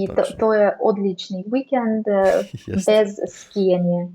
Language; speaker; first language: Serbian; non-native, learner; Russian